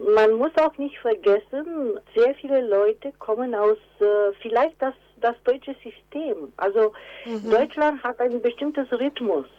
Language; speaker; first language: German; non-native, fluent; Romanian